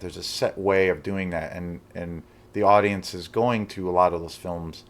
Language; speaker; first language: English; native; English